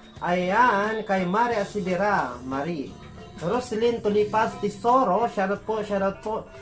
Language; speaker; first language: Filipino; non-native, local second language; Waray